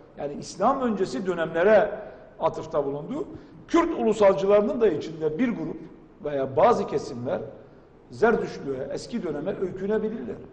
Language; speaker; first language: Turkish; non-native, local second language; Kurdish